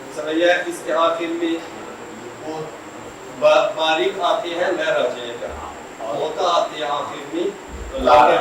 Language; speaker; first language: Hindi; non-native, learner; Turkish